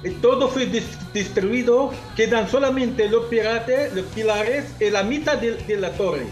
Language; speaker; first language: Spanish; non-native, local second language; Arabic